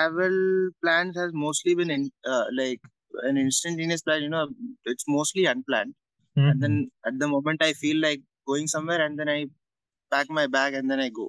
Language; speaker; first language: English; non-native, local second language; Malayalam